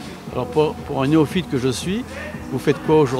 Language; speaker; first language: French; native; French